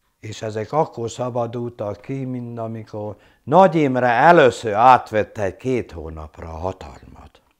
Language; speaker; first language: Hungarian; non-native, local second language; German